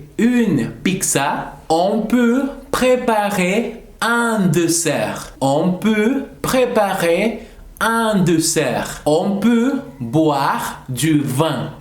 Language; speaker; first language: French; non-native, fluent; Spanish